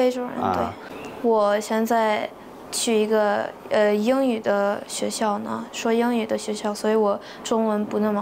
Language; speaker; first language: Chinese; early bilingual, heritage; Chinese